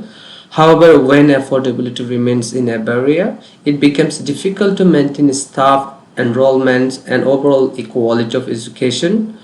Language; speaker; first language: English; non-native, local second language; Bangla